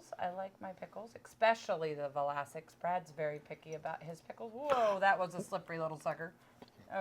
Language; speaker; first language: English; native; English